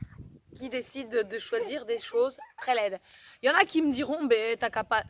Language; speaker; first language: French; native; French